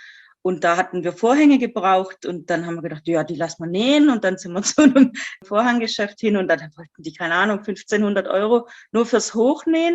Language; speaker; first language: German; native; German